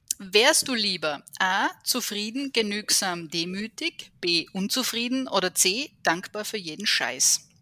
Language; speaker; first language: German; native; German